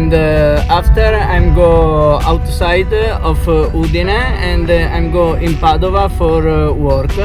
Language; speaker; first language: English; non-native, learner; Italian